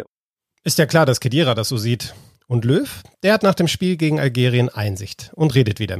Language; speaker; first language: German; native; German